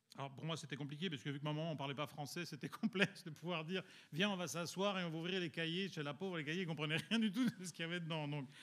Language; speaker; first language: French; early bilingual, other home language; Italian